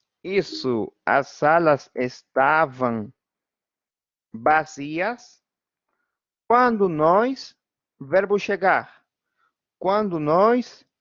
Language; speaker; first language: Portuguese; non-native, fluent; Spanish